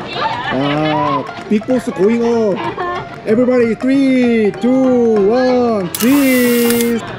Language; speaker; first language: English; non-native, learner; Korean